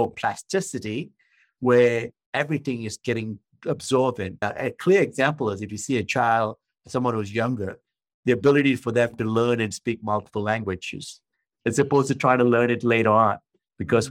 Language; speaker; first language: English; non-native, local second language; Tamil